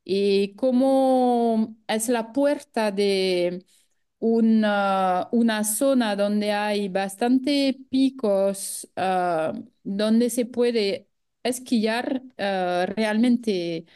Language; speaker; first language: Spanish; non-native, fluent; French